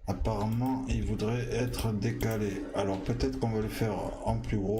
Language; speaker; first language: French; native; French